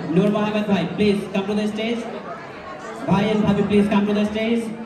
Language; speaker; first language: English; non-native, local second language; Bangla